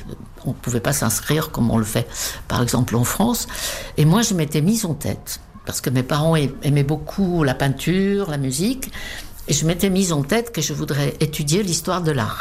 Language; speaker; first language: French; non-native, fluent; Czech